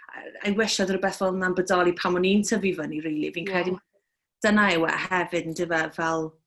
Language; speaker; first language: Welsh; native; Welsh